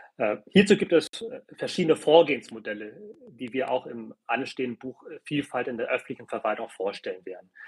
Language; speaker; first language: German; early bilingual, other home language; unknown